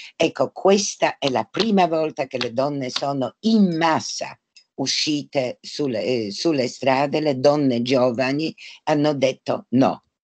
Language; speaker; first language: Italian; non-native, fluent; Polish